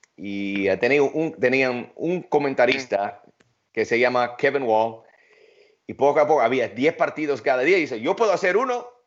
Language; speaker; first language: Spanish; early bilingual, heritage; Spanish